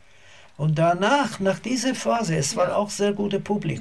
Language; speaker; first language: German; non-native, learner; Azerbaijani